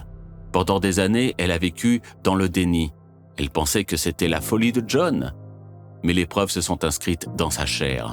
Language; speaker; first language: French; native; French